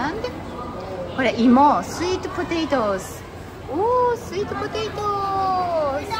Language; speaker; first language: English; non-native, learner; Japanese